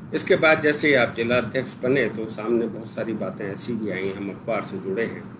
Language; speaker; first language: Hindi; native; Hindi